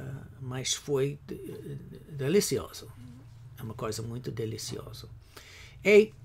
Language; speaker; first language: Portuguese; non-native, fluent; English